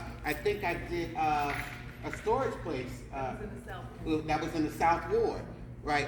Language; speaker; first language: English; native; English